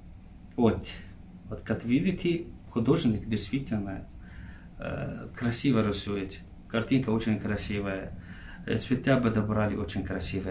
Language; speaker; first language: Russian; non-native, learner; Arabic